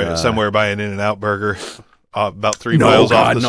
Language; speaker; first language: English; native; English